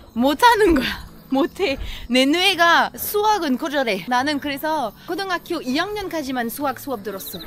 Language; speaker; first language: Korean; non-native, fluent; French